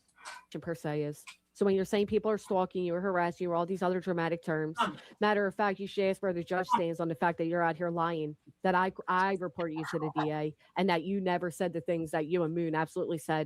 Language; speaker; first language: English; native; English